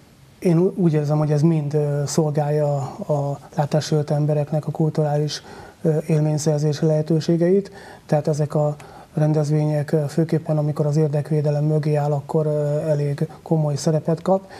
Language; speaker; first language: Hungarian; native; Hungarian